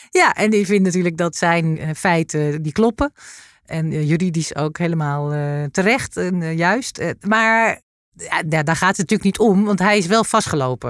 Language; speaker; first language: Dutch; native; Dutch